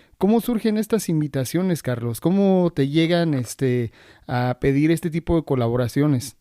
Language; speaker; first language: Spanish; native; Spanish